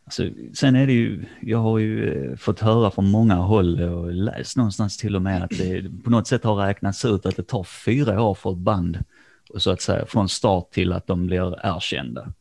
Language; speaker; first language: Swedish; native; Swedish